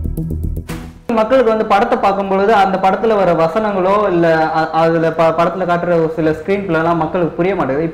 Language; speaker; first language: Tamil; native; Tamil